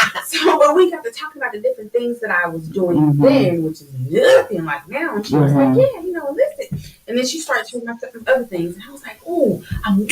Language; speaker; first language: English; native; English